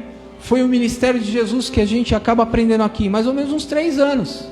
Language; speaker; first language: Portuguese; native; Portuguese